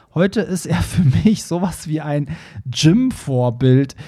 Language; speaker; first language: German; non-native, fluent; Persian